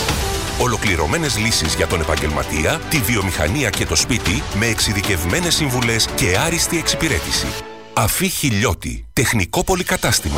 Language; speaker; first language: Greek; native; Greek